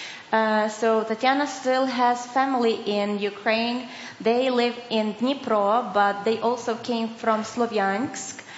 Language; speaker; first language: English; non-native, fluent; Ukrainian